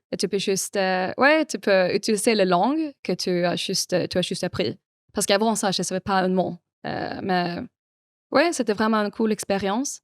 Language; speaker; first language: French; non-native, fluent; Swedish